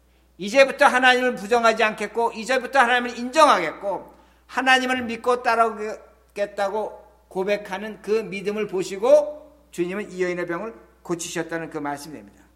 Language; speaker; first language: Korean; native; Korean